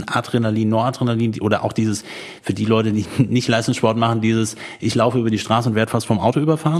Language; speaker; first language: German; native; German